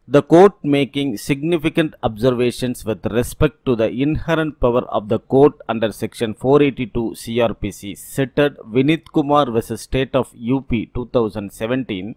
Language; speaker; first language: English; non-native, local second language; Tamil